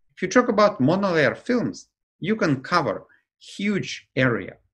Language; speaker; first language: English; non-native, fluent; Ukrainian